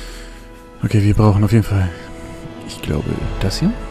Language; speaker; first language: German; native; German